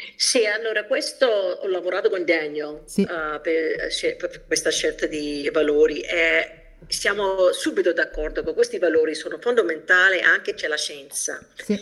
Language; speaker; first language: Italian; early bilingual, heritage; Italian